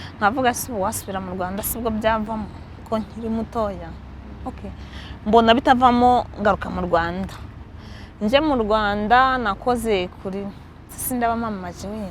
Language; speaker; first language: Kinyarwanda; early bilingual, heritage; Kinyarwanda